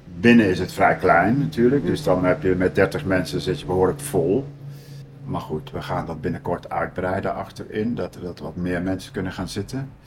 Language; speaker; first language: Dutch; native; Dutch